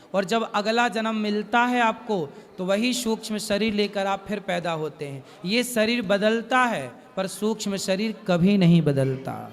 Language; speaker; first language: Hindi; native; Hindi